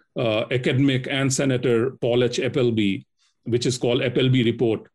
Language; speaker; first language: English; non-native, local second language; Hindi